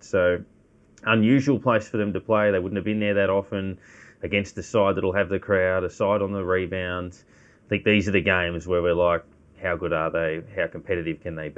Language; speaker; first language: English; native; English